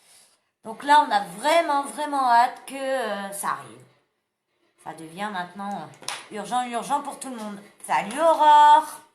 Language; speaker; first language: French; native; French